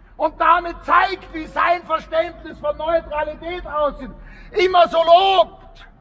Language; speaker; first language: German; native; German